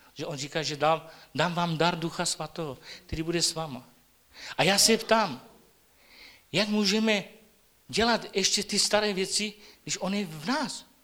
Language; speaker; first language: Czech; non-native, local second language; Romany